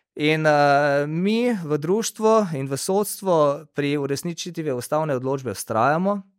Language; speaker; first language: Slovenian; native; Slovenian